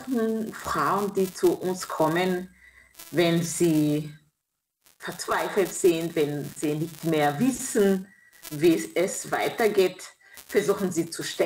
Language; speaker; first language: German; non-native, fluent; Kinyarwanda